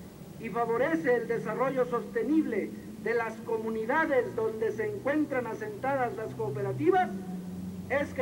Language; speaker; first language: Spanish; native; Spanish